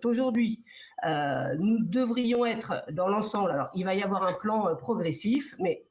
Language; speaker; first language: French; native; French